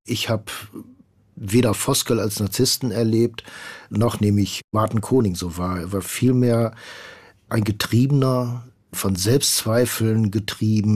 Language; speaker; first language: German; native; German